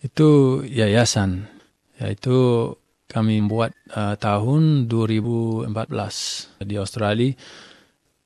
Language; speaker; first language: Indonesian; non-native, fluent; English